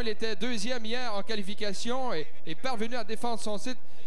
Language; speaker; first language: French; native; French